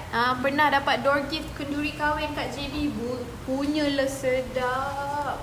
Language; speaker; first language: Malay; native; Malay